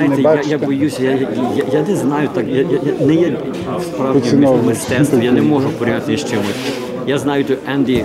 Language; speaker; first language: Ukrainian; early bilingual, heritage; Ukrainian